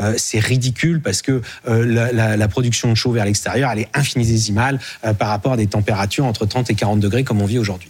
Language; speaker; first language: French; native; French